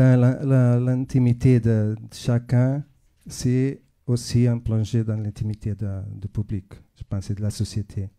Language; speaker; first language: French; non-native, fluent; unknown